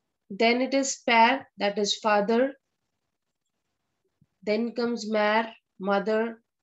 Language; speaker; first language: English; non-native, local second language; Hindi